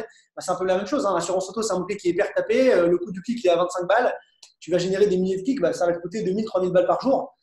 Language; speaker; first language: French; native; French